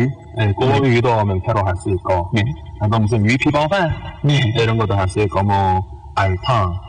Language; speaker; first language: Korean; early bilingual, heritage; Korean